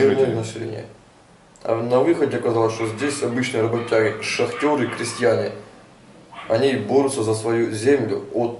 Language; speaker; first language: Russian; non-native, local second language; Ukrainian